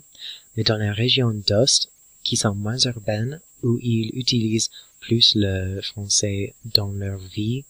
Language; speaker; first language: French; non-native, learner; English